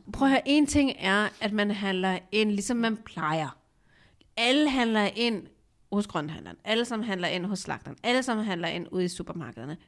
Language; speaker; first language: Danish; early bilingual, other home language; Urdu